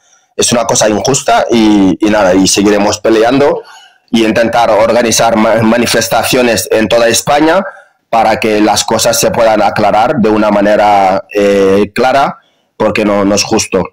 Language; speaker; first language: Spanish; non-native, fluent; Wolof